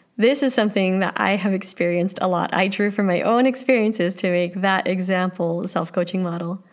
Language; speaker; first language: English; native; English